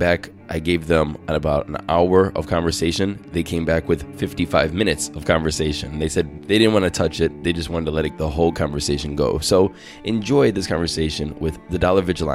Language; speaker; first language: English; native; English